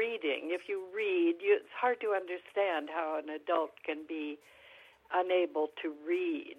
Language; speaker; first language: English; native; English